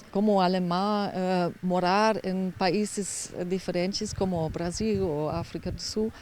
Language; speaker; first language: Portuguese; non-native, fluent; German